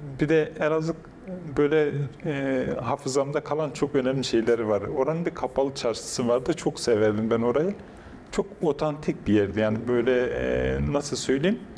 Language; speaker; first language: Turkish; non-native, local second language; Kurdish